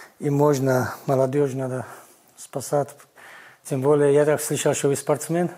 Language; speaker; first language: Russian; non-native, local second language; Georgian